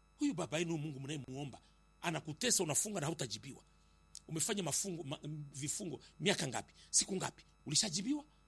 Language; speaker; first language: Swahili; native; Swahili